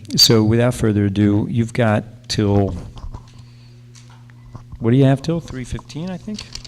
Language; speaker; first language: English; native; English